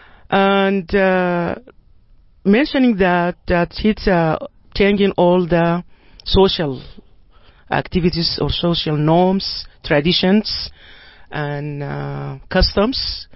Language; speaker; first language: English; non-native, fluent; Arabic